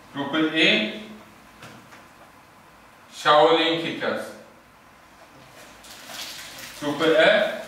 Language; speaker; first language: German; early bilingual, other home language; Turkish